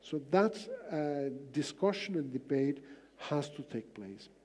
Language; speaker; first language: English; non-native, fluent; Danish